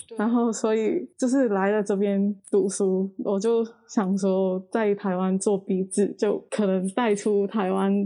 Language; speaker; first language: Chinese; non-native, local second language; Cantonese